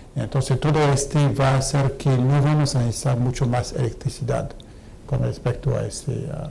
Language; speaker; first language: Spanish; non-native, fluent; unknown